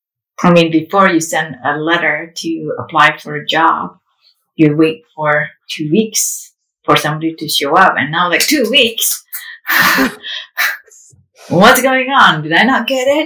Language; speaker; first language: English; non-native, fluent; Indonesian